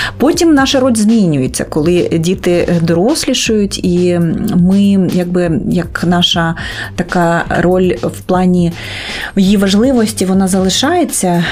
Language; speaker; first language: Ukrainian; native; Ukrainian